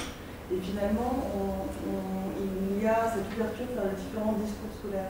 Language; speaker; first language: French; native; French